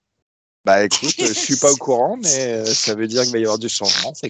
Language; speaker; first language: French; native; French